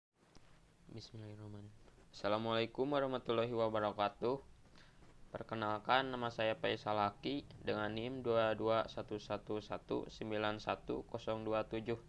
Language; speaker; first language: Indonesian; native; Indonesian